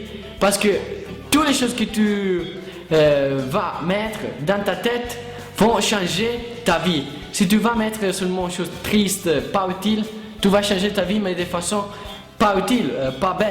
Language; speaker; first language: French; non-native, learner; Italian